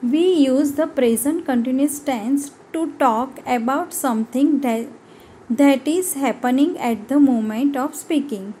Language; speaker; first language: English; non-native, local second language; Gujarati